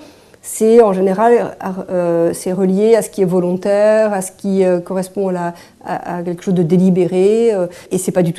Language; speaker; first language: French; native; French